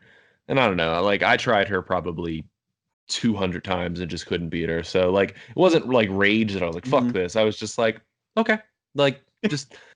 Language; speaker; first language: English; native; English